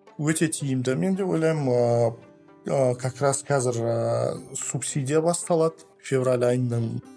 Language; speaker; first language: Kazakh; non-native, local second language; Russian